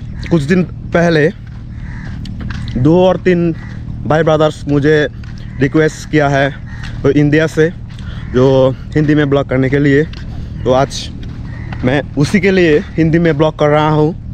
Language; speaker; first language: Hindi; non-native, learner; Chakma